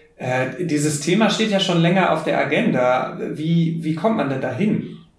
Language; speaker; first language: German; native; German